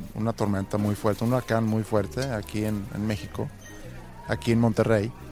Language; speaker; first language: Spanish; non-native, fluent; Swedish